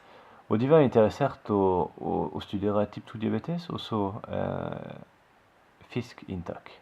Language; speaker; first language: Norwegian; non-native, fluent; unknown